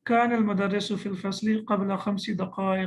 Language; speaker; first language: Arabic; non-native, fluent; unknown